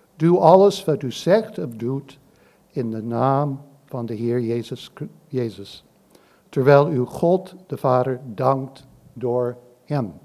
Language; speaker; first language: Dutch; non-native, fluent; English